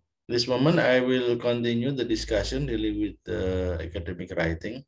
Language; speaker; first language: English; non-native, fluent; Indonesian